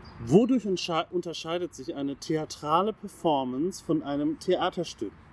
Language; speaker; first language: German; native; German